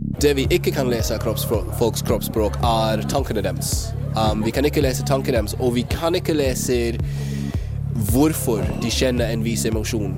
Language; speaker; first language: Norwegian; non-native, fluent; English